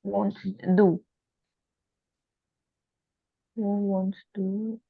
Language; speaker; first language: German; non-native, learner; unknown